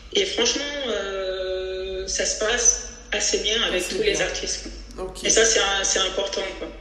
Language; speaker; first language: French; native; French